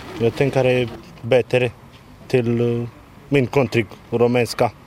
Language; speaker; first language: Swedish; non-native, learner; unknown